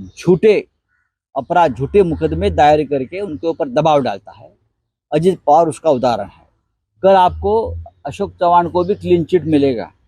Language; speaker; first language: Hindi; non-native, local second language; Marathi